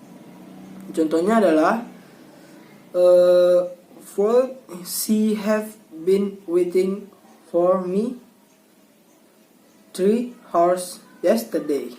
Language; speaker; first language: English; non-native, learner; Indonesian